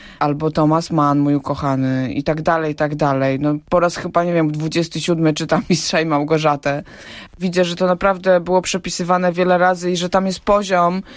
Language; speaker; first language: Polish; native; Polish